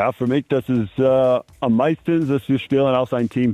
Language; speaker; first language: German; non-native, fluent; English